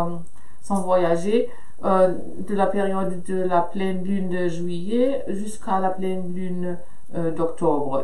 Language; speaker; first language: French; non-native, fluent; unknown